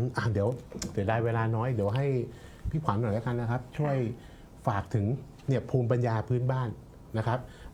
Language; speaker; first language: Thai; native; Thai